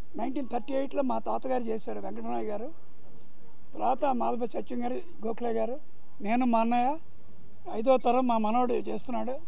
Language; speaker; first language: Telugu; native; Telugu